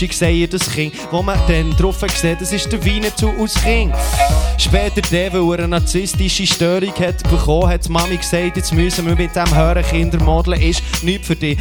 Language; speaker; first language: German; native; German